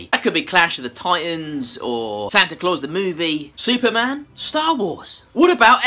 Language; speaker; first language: English; native; English